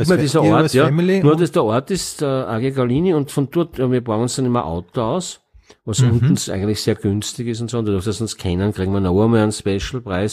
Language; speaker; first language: German; native; German